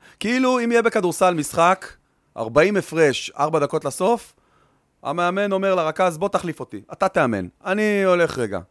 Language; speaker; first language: Hebrew; native; Hebrew